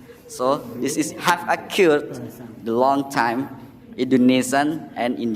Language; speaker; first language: English; non-native, learner; Indonesian